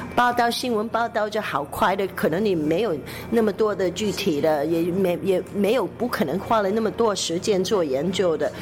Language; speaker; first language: Chinese; non-native, local second language; Cantonese